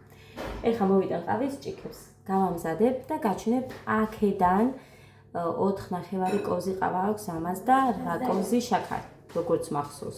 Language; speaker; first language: Georgian; native; Georgian